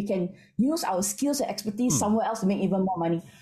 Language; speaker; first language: English; non-native, local second language; Min Nan Chinese